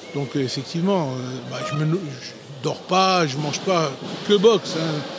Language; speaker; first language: French; early bilingual, other home language; Italian